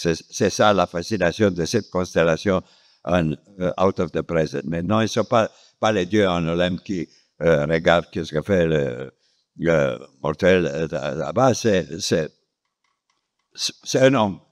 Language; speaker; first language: French; non-native, fluent; Romanian